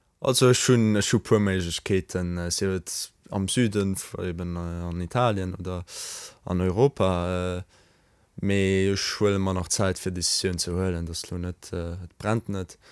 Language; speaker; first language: Luxembourgish; early bilingual, other home language; Polish